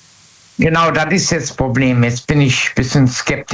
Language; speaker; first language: German; native; German